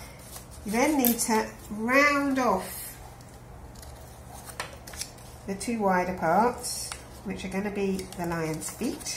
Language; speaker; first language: English; native; English